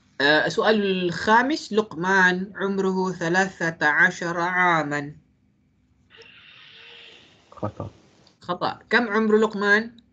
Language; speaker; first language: Arabic; non-native, fluent; Malay